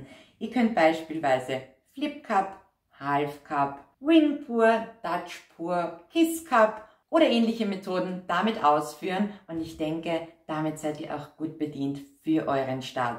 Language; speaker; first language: German; native; German